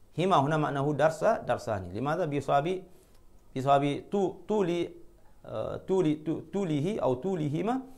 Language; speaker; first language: Arabic; non-native, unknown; Malay